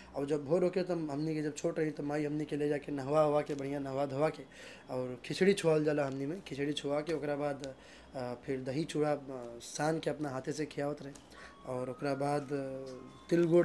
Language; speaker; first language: Hindi; native; Hindi